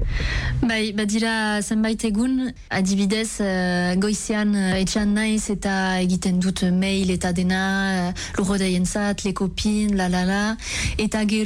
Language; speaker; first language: Basque; non-native, local second language; French